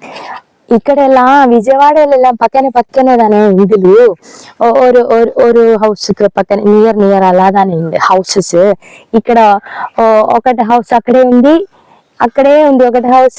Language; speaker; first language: Telugu; non-native, learner; Malayalam